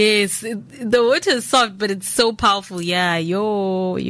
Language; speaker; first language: English; non-native, local second language; Zulu